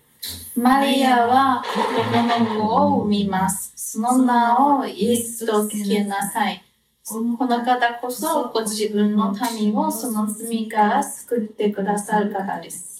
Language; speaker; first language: Japanese; non-native, fluent; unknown